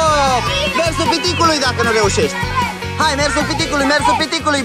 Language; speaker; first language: Romanian; native; Romanian